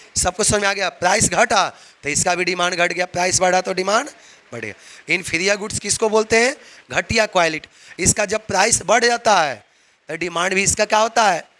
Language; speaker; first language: Hindi; native; Hindi